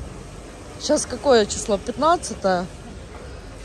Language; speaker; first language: Russian; non-native, local second language; Ukrainian